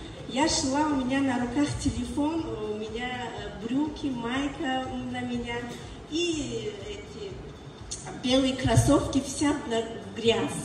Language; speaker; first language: Russian; non-native, learner; Tajik